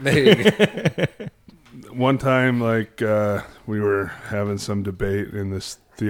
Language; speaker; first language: English; native; English